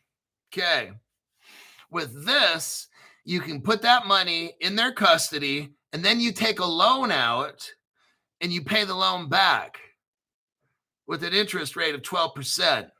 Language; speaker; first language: English; native; English